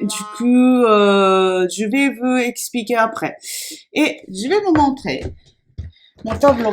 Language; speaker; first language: French; non-native, fluent; Japanese